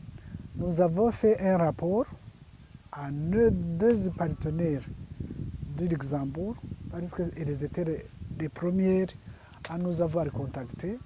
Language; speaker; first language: French; non-native, local second language; Kinyarwanda